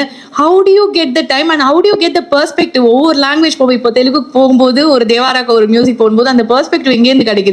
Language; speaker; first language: Tamil; native; Tamil